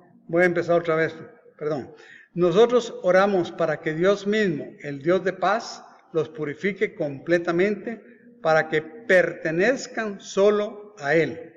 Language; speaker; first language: Spanish; native; Spanish